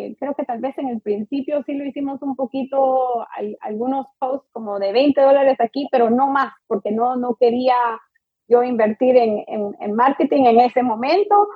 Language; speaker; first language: Spanish; early bilingual, heritage; Spanish